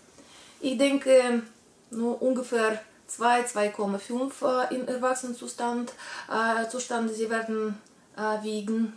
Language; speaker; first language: German; non-native, learner; Russian